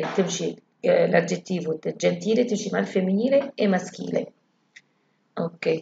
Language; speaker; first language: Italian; non-native, learner; Arabic